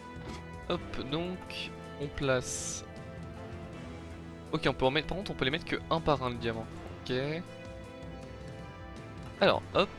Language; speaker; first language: French; native; French